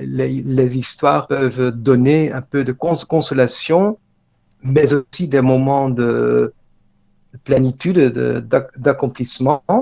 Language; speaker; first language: French; non-native, fluent; Dutch